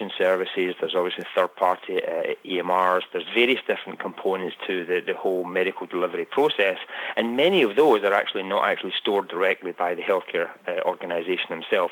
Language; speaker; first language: English; native; English